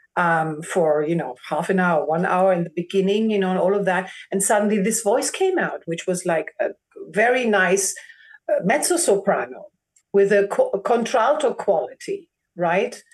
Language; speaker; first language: English; non-native, fluent; German